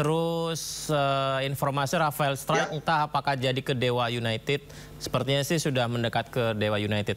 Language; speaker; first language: Indonesian; native; Indonesian